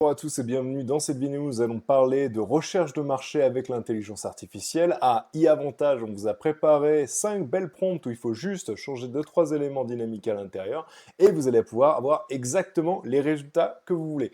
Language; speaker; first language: French; native; French